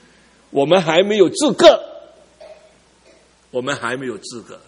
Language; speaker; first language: Chinese; early bilingual, heritage; Cantonese